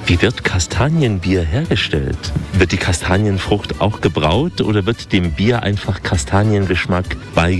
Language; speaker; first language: German; native; German